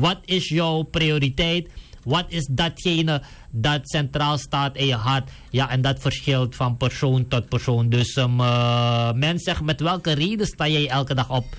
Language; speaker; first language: Dutch; native; Dutch